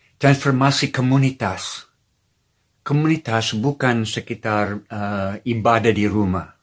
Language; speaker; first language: Indonesian; non-native, fluent; English